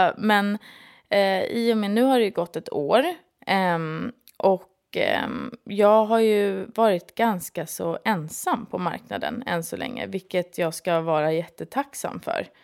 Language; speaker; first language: Swedish; native; Swedish